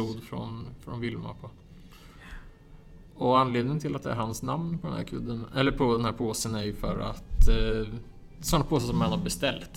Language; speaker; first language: Swedish; native; Swedish